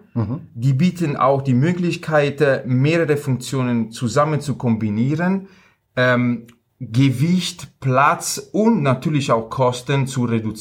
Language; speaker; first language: German; non-native, fluent; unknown